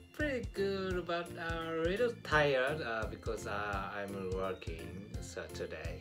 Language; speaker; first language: English; non-native, learner; Japanese